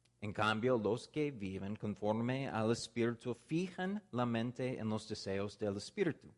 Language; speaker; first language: Spanish; non-native, fluent; English